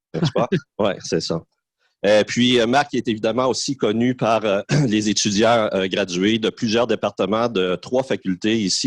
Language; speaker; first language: French; native; French